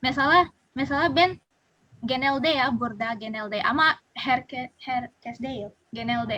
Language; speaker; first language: Turkish; non-native, learner; Indonesian